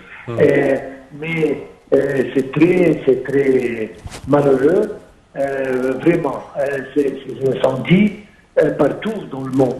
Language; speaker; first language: French; non-native, fluent; Arabic